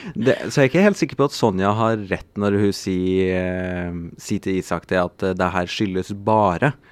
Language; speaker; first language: Norwegian; native; Norwegian